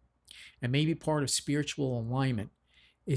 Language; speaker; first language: English; native; English